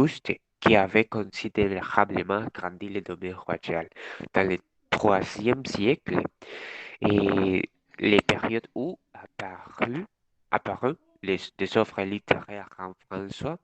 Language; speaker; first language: French; non-native, learner; Spanish